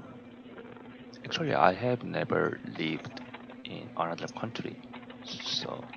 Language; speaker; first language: English; non-native, learner; Korean